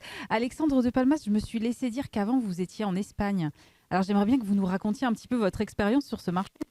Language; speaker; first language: French; native; French